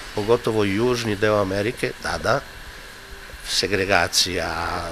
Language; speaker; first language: Serbian; non-native, fluent; Slovenian